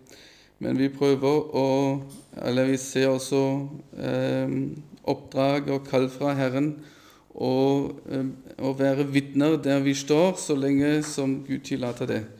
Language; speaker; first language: Norwegian; non-native, fluent; German